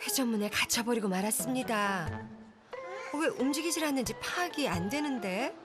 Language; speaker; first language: Korean; native; Korean